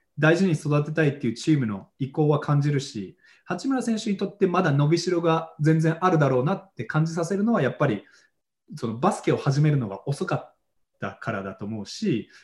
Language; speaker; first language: Japanese; native; Japanese